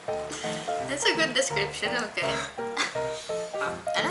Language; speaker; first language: English; non-native, fluent; Czech